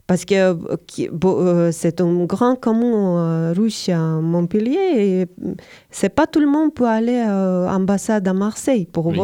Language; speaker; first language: French; non-native, learner; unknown